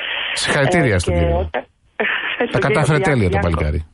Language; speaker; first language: Greek; native; Greek